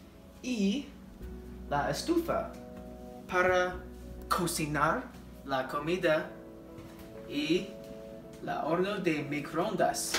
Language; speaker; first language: Spanish; non-native, learner; English